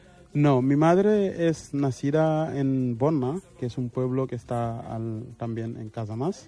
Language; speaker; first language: Spanish; non-native, fluent; Mandingo